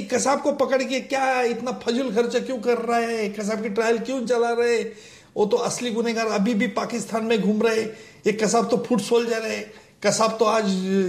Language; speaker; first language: Hindi; non-native, local second language; Marathi